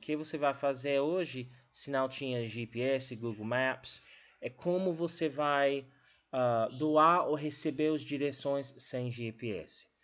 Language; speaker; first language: Portuguese; non-native, learner; English